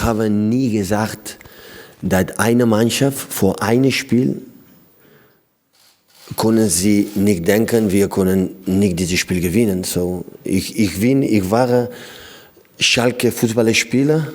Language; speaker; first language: German; non-native, learner; Catalan